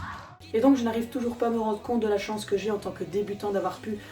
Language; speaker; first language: French; native; French